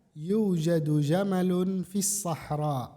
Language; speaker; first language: Arabic; non-native, fluent; Indonesian